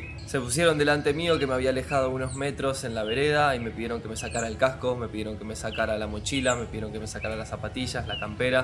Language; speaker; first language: Spanish; native; Spanish